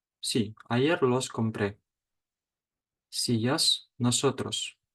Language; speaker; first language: Spanish; non-native, fluent; Ukrainian